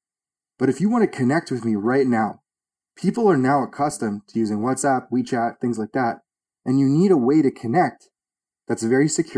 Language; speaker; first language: English; native; English